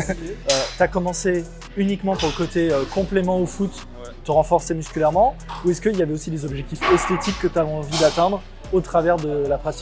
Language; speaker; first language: French; native; French